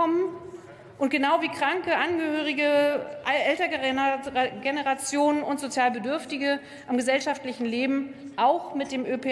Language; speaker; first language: German; native; German